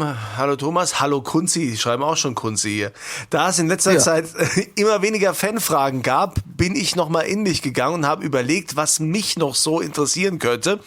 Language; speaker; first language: German; native; German